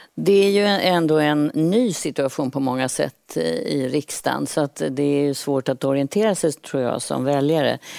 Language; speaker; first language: Swedish; native; Swedish